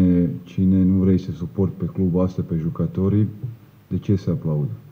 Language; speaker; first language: Romanian; non-native, learner; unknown